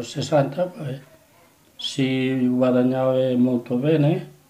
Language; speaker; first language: Italian; non-native, learner; Catalan